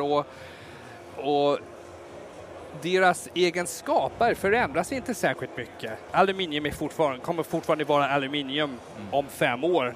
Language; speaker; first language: Swedish; non-native, fluent; English